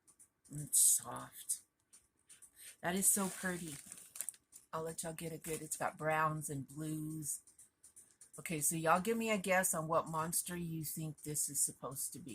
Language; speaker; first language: English; native; English